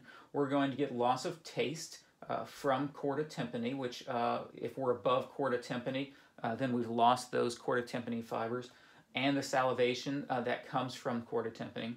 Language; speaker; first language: English; native; English